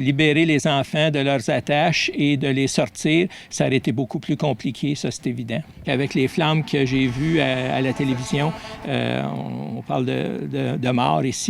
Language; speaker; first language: French; native; French